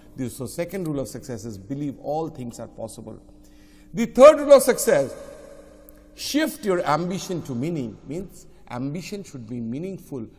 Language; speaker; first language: English; non-native, local second language; Bangla